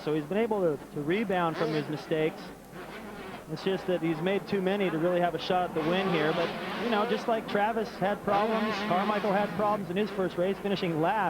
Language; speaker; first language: English; native; English